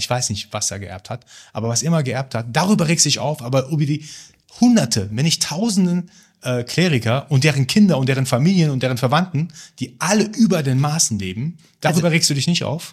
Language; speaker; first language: German; early bilingual, other home language; Persian